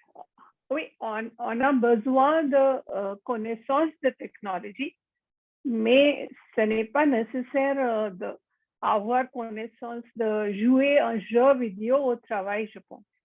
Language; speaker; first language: French; non-native, learner; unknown